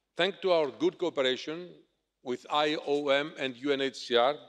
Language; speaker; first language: English; non-native, fluent; Greek